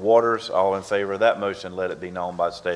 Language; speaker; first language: English; native; English